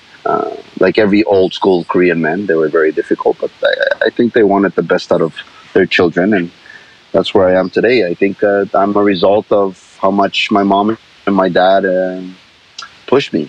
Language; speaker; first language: English; non-native, fluent; Spanish